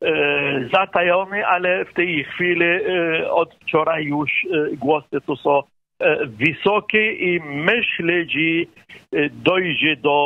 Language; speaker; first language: Polish; non-native, fluent; Arabic